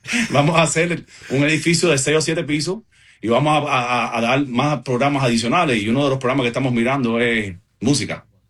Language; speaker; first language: Spanish; early bilingual, heritage; Spanish